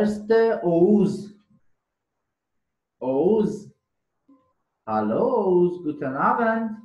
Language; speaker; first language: Turkish; non-native, learner; German